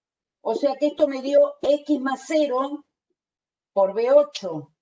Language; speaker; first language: Spanish; native; Spanish